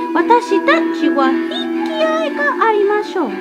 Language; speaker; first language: Japanese; non-native, learner; English